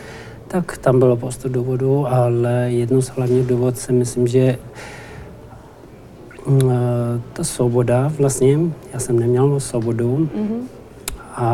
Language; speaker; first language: Czech; non-native, learner; Tibetan